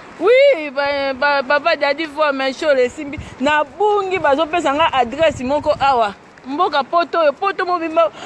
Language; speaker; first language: Lingala; native; Lingala